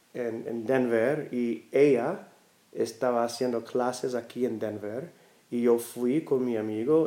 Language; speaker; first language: Spanish; non-native, learner; English